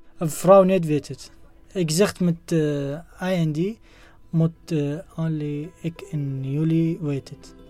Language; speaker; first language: Dutch; non-native, learner; Arabic